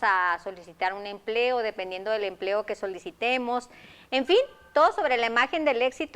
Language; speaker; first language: Spanish; native; Spanish